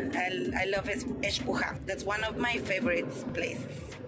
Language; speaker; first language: English; non-native, fluent; Spanish